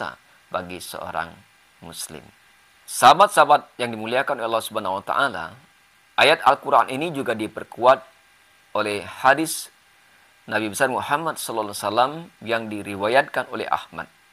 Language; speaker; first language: Indonesian; native; Indonesian